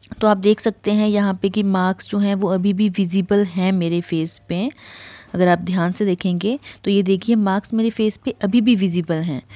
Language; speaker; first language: Hindi; native; Hindi